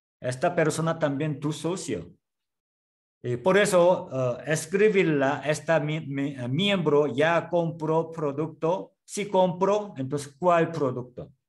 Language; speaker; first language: Spanish; non-native, learner; Korean